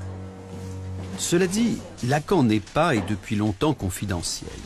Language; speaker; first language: French; native; French